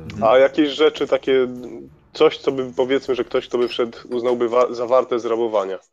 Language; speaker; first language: Polish; native; Polish